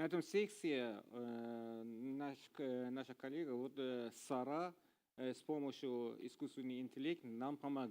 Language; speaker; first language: Russian; non-native, learner; Persian